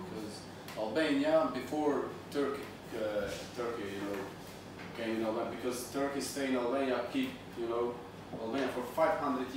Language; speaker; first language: English; non-native, learner; Albanian